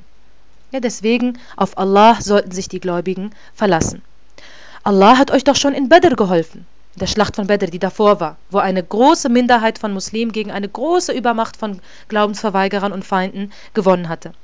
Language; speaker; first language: German; native; German